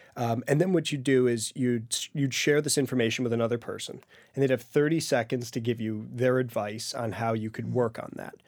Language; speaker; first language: English; native; English